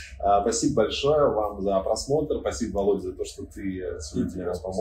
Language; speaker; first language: Russian; native; Russian